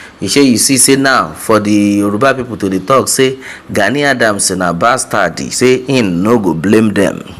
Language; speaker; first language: Nigerian Pidgin; non-native, local second language; Yoruba